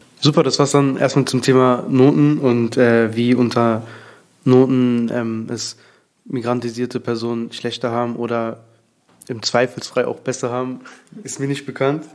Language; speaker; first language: German; early bilingual, other home language; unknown